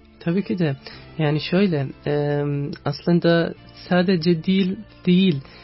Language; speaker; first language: Turkish; non-native, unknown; Arabic